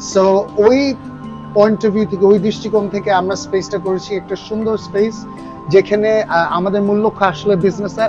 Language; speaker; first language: Bangla; early bilingual, other home language; English